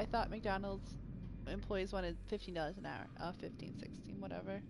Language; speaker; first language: English; native; English